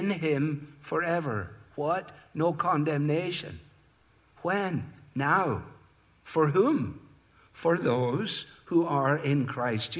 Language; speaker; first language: English; native; English